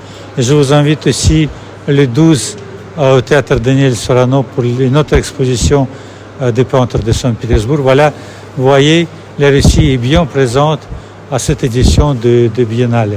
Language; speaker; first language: French; non-native, fluent; Russian